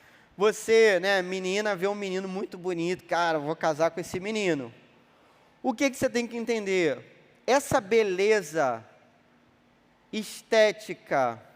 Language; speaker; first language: Portuguese; native; Portuguese